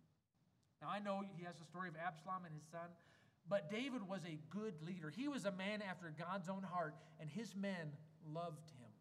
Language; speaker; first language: English; native; English